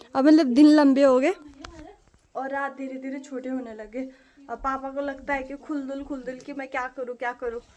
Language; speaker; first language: Hindi; non-native, fluent; Nepali